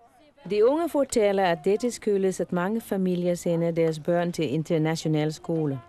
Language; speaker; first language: Danish; non-native, fluent; Filipino